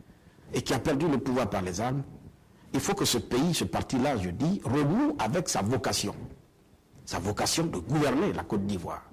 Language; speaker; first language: French; non-native, local second language; Baoulé